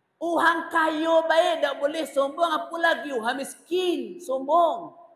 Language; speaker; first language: Malay; native; Malay